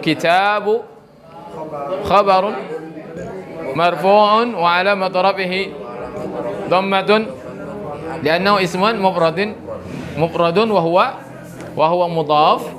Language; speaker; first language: Arabic; non-native, fluent; Indonesian